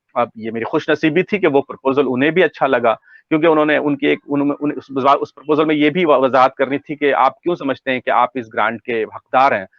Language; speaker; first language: Urdu; native; Urdu